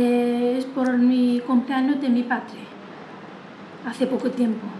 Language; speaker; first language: Spanish; non-native, learner; Chinese